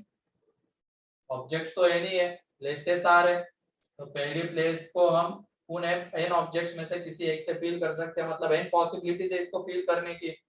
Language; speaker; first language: Hindi; native; Hindi